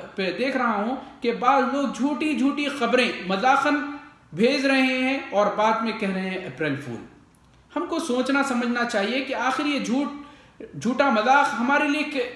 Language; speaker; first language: Urdu; native; Urdu